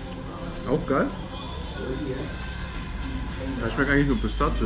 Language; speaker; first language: German; native; German